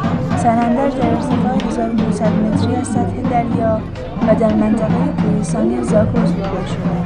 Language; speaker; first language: Persian; non-native, local second language; Central Kurdish